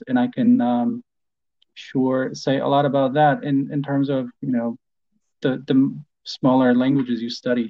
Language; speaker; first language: English; non-native, fluent; Polish